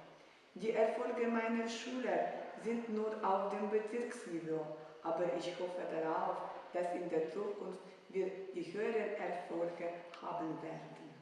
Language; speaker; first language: German; non-native, fluent; Ukrainian